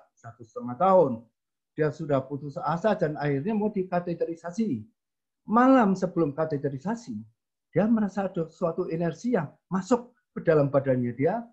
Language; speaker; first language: Indonesian; native; Indonesian